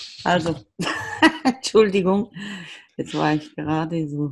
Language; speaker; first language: German; native; German